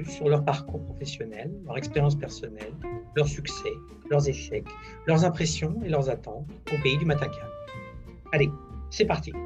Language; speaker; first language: French; native; French